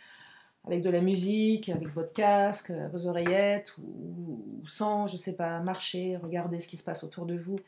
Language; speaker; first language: French; native; French